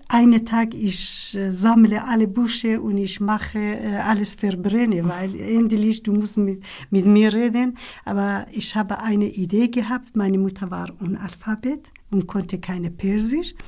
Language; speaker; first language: German; non-native, learner; Kurdish